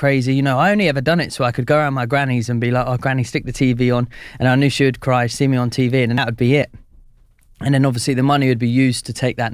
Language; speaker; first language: English; native; English